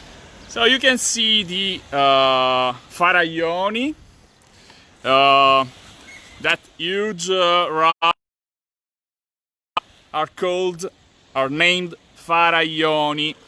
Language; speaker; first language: English; non-native, fluent; Italian